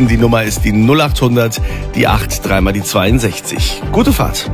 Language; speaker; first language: German; native; German